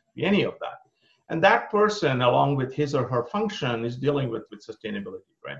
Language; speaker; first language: English; non-native, local second language; Bangla